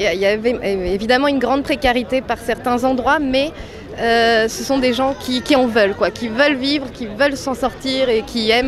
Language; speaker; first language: French; non-native, fluent; Romanian